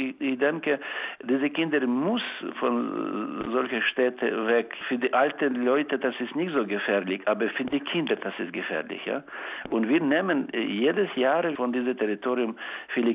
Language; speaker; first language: German; non-native, learner; Ukrainian